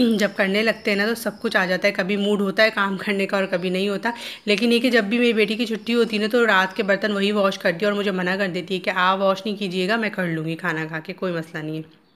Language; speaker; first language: Hindi; native; Hindi